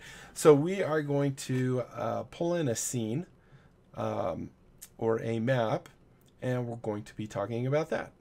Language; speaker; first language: English; native; English